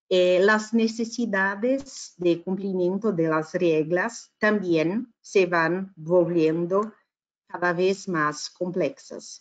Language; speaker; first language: Spanish; non-native, fluent; Portuguese